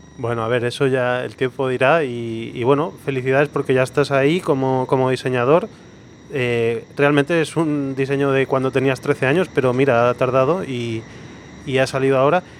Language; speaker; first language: Spanish; non-native, local second language; Catalan